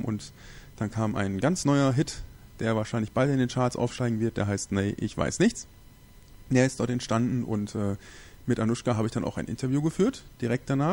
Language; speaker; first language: German; native; German